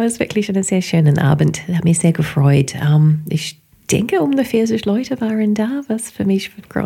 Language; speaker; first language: German; non-native, fluent; English